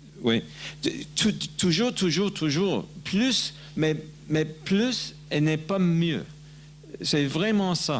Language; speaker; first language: French; non-native, learner; English